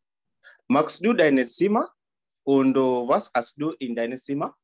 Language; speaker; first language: German; non-native, learner; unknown